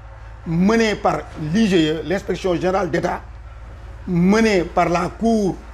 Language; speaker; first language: French; non-native, local second language; Wolof